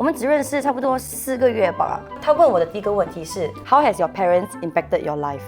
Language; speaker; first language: Chinese; non-native, local second language; English